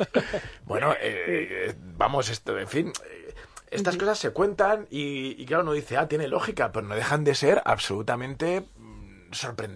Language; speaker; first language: Spanish; native; Spanish